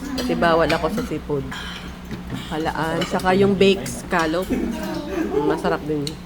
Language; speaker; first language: Filipino; native; Filipino